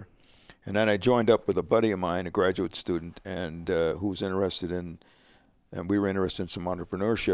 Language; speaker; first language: English; native; English